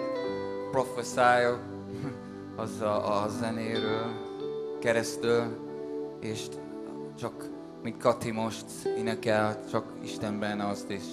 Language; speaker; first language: Hungarian; non-native, learner; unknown